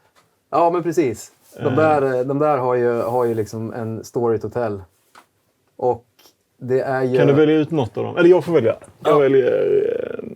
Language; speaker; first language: Swedish; native; Swedish